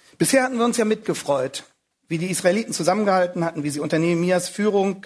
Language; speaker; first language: German; native; German